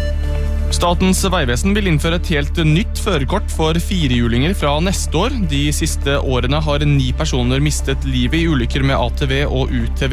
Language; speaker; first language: Norwegian; native; Norwegian